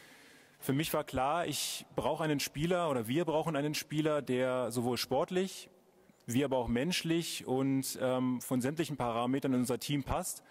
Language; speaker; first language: German; native; German